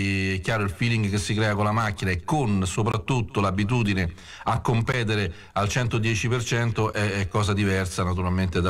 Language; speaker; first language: Italian; native; Italian